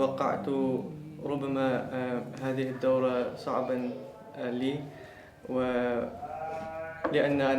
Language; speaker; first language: Arabic; non-native, learner; English